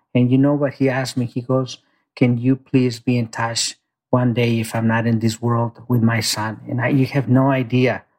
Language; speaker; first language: English; early bilingual, other home language; Spanish